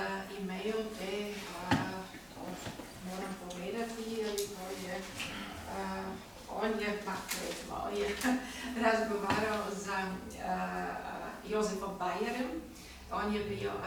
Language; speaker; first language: Slovenian; non-native, learner; German